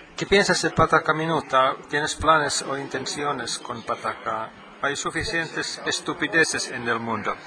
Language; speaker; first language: Spanish; non-native, fluent; Finnish